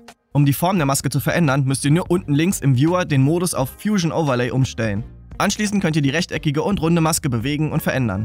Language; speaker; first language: German; native; German